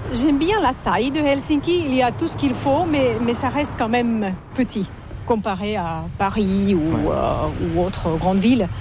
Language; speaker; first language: French; non-native, fluent; Finnish